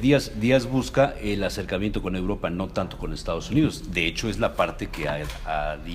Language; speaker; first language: Spanish; native; Spanish